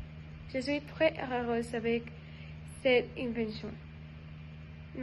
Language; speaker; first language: French; non-native, learner; Spanish